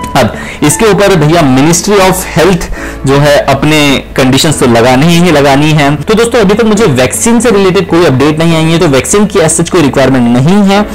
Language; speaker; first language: Hindi; native; Hindi